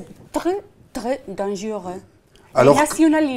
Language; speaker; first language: French; non-native, fluent; Spanish